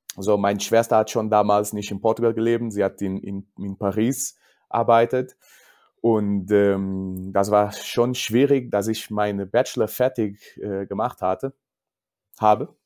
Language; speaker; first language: German; non-native, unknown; Portuguese